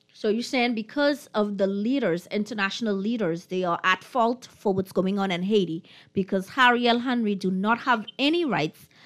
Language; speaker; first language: English; non-native, fluent; Haitian Creole